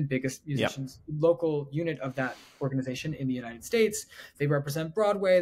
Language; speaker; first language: English; native; English